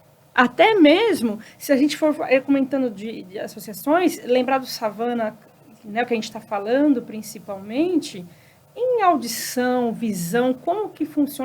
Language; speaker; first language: Portuguese; native; Portuguese